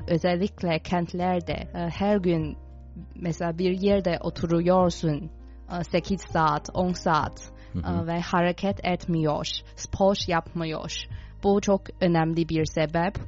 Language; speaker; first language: Turkish; non-native, fluent; Chinese